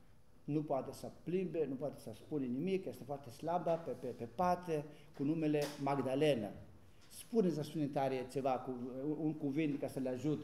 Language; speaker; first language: Romanian; non-native, learner; Greek